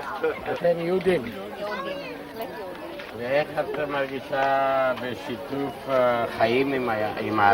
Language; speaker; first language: Hebrew; non-native, fluent; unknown